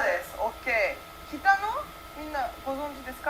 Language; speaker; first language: Japanese; early bilingual, heritage; Japanese